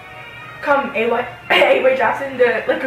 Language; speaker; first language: French; non-native, learner; English